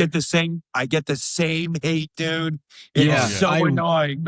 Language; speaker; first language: English; native; English